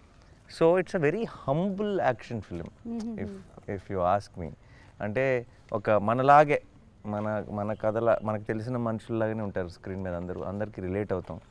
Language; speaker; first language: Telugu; native; Telugu